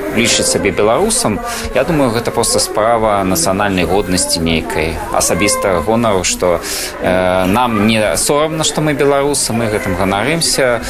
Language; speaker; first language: Belarusian; native; Belarusian